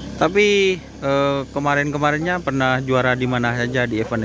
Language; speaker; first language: Indonesian; non-native, local second language; Madurese